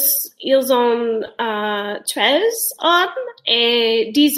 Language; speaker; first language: French; non-native, learner; English